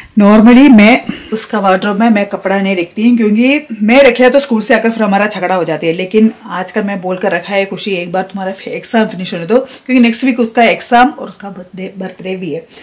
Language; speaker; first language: Hindi; non-native, local second language; Malayalam